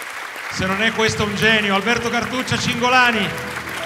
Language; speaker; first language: Italian; native; Italian